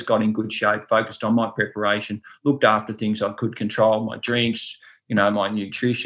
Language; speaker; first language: English; native; English